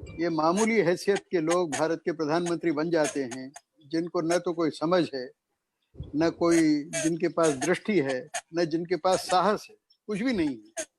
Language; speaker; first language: Hindi; native; Hindi